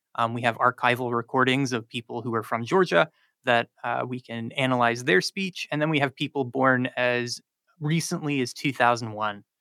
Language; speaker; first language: English; native; English